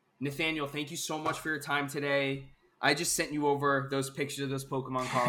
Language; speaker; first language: English; native; English